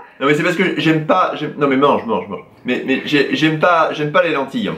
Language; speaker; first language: French; native; French